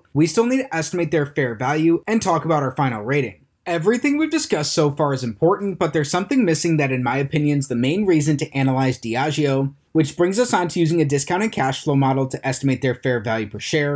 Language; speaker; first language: English; native; English